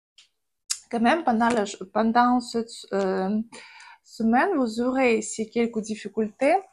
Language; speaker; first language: French; non-native, fluent; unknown